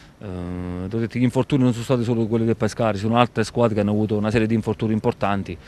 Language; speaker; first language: Italian; native; Italian